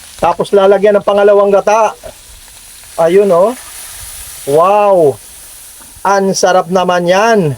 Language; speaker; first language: Filipino; native; Filipino